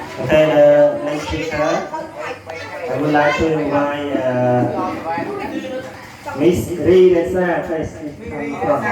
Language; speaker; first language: English; non-native, learner; Khmer